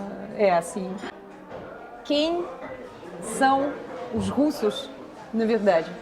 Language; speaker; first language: Portuguese; non-native, fluent; Russian